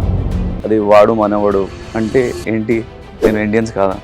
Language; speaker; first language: Telugu; non-native, local second language; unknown